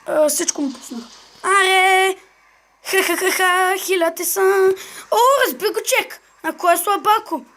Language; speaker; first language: Bulgarian; native; Bulgarian